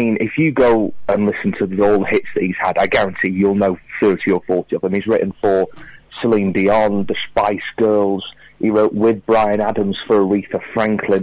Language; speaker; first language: English; native; English